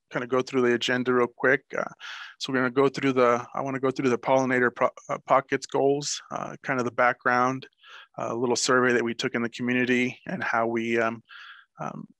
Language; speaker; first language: English; native; English